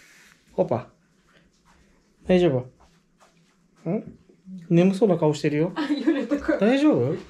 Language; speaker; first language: Japanese; native; Japanese